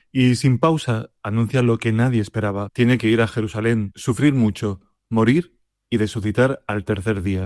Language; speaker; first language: Spanish; native; Spanish